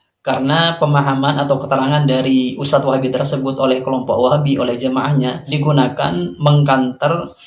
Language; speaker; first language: Indonesian; native; Indonesian